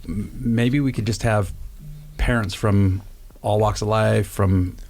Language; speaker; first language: English; native; English